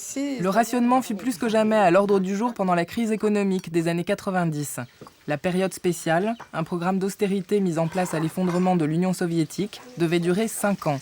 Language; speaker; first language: French; native; French